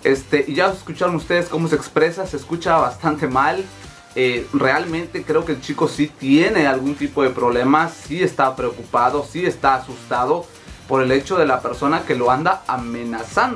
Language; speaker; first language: Spanish; native; Spanish